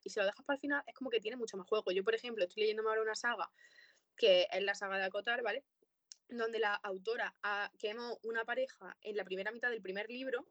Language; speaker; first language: Spanish; native; Spanish